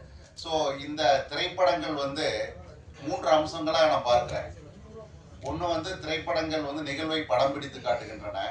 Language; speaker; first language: Tamil; native; Tamil